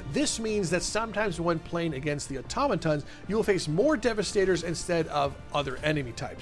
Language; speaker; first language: English; native; English